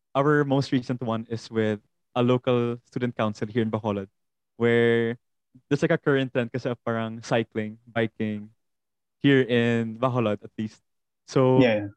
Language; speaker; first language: English; non-native, local second language; Hiligaynon